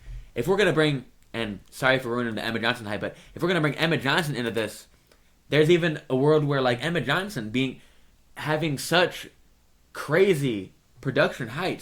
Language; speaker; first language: English; native; English